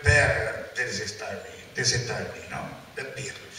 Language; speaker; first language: French; non-native, learner; Italian